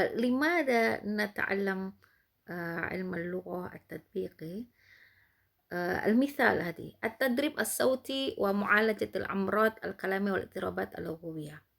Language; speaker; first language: Arabic; non-native, fluent; Indonesian